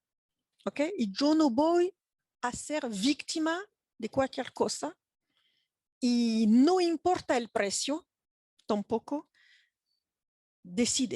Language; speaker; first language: Spanish; non-native, fluent; French